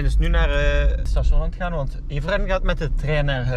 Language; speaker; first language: Dutch; native; Dutch